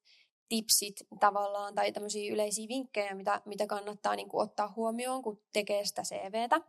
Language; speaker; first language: Finnish; native; Finnish